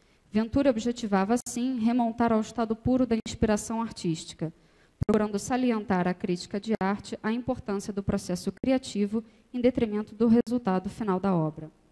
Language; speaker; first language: Portuguese; native; Portuguese